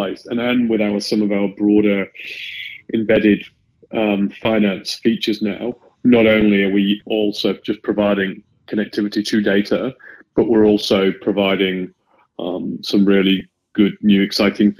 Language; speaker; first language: English; native; English